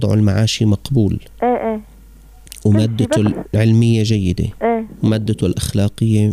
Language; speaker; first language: Arabic; native; Arabic